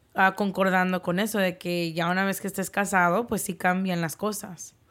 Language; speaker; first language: Spanish; early bilingual, heritage; Spanish